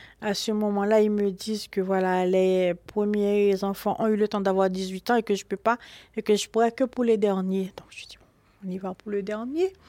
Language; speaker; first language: French; non-native, local second language; Haitian Creole